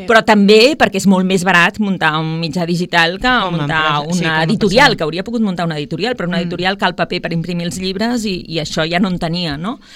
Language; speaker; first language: Catalan; native; Catalan